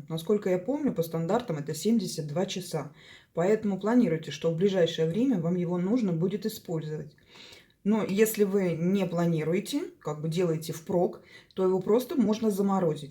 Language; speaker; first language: Russian; native; Russian